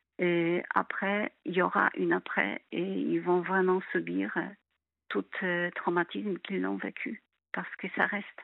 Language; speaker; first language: French; non-native, fluent; Polish